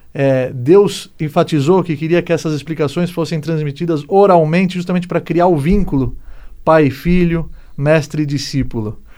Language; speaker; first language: Portuguese; native; Portuguese